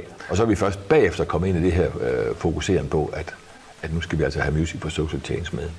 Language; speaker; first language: Danish; native; Danish